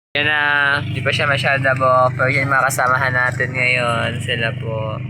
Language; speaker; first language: Filipino; non-native, local second language; Cebuano